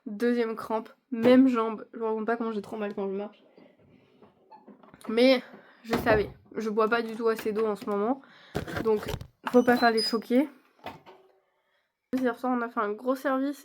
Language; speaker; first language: French; native; French